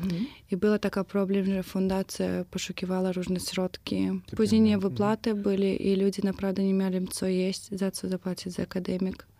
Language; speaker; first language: Polish; non-native, fluent; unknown